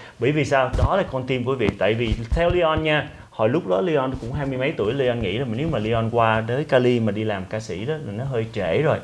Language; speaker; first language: Vietnamese; early bilingual, heritage; Vietnamese